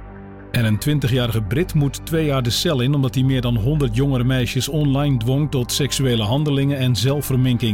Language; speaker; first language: Dutch; native; Dutch